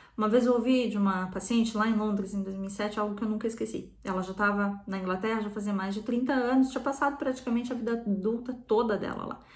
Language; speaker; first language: Portuguese; native; Portuguese